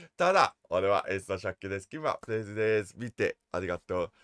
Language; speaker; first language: Japanese; non-native, learner; English